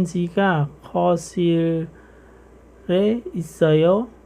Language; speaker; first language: Korean; non-native, fluent; Khmer